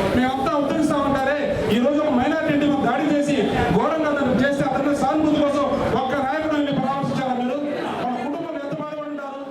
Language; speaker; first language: Telugu; native; Telugu